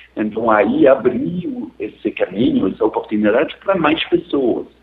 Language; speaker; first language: Portuguese; non-native, fluent; French